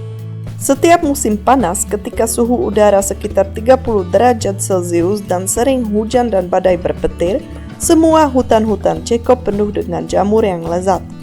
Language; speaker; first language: Indonesian; non-native, fluent; Czech